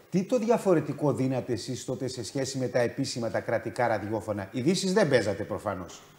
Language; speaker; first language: Greek; native; Greek